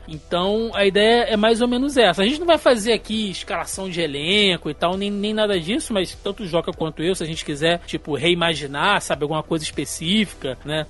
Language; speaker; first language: Portuguese; native; Portuguese